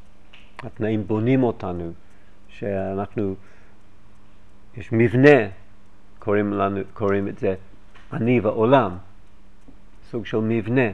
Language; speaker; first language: Hebrew; non-native, fluent; English